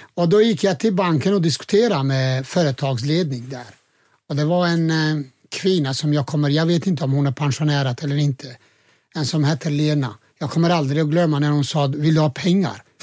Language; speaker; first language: Swedish; non-native, fluent; Albanian